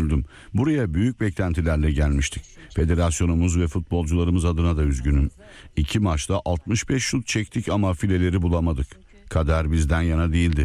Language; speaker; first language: Turkish; non-native, fluent; Italian